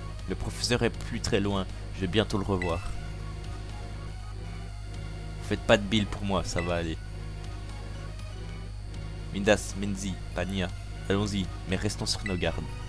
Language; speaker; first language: French; native; French